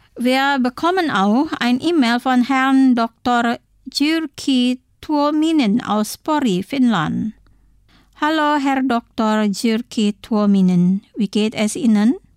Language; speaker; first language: German; non-native, fluent; Indonesian